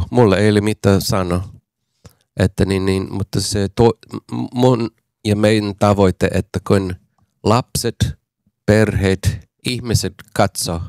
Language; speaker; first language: Finnish; non-native, learner; English